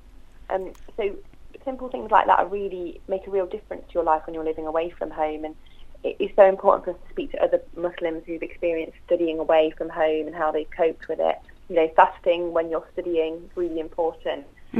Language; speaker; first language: English; native; English